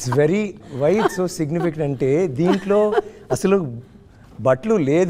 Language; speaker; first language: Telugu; non-native, learner; Tamil